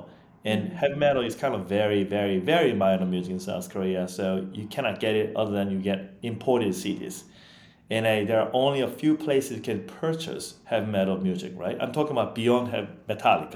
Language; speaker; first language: English; non-native, fluent; Korean